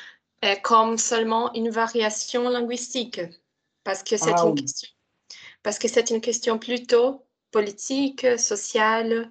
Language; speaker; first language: French; non-native, learner; Portuguese